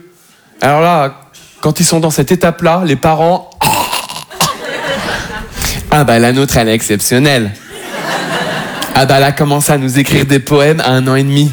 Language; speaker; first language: French; native; French